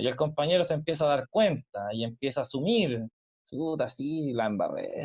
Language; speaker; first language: Spanish; native; Spanish